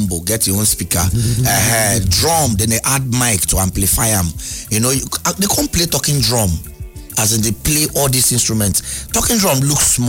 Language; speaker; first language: English; non-native, local second language; Igbo